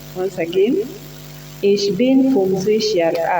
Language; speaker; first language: German; non-native, learner; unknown